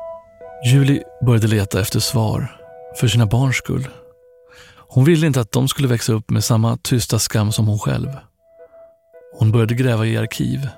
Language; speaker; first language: Swedish; native; Swedish